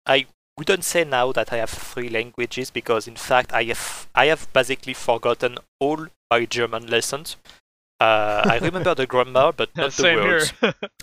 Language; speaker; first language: English; non-native, fluent; French